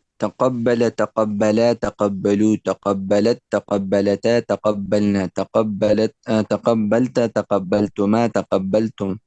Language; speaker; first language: Arabic; non-native, learner; Urdu